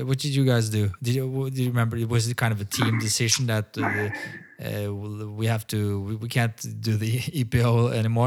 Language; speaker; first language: English; non-native, fluent; Norwegian